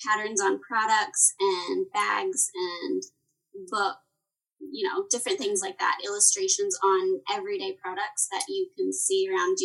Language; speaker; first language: English; native; English